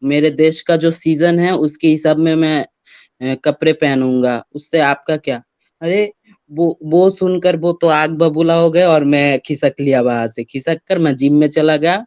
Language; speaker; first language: Hindi; non-native, fluent; Bangla